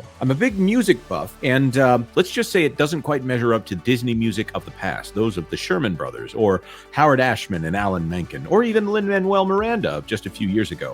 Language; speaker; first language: English; native; English